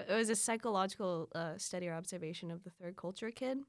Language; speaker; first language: English; early bilingual, other home language; Filipino